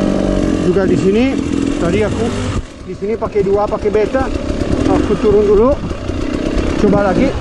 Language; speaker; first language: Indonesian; non-native, learner; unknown